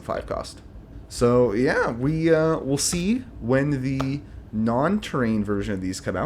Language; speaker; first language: English; native; English